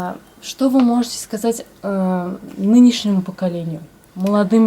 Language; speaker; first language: Russian; native; Russian